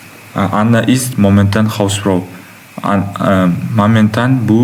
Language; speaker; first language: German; non-native, learner; Uzbek